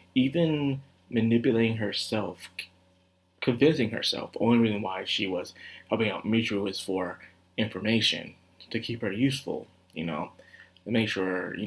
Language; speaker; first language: English; native; English